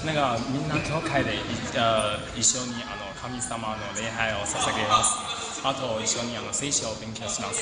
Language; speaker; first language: Japanese; non-native, learner; Chinese